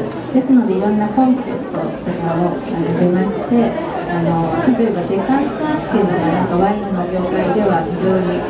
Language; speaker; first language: Japanese; native; Japanese